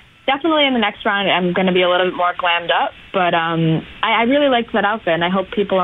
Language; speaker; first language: English; native; English